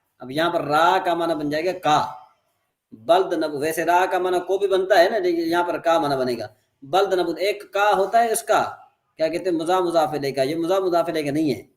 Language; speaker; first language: Urdu; non-native, local second language; Sindhi